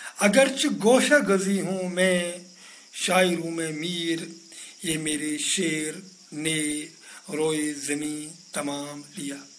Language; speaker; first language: Urdu; non-native, local second language; Kashmiri